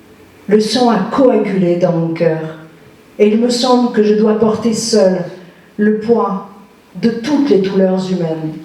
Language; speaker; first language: French; native; French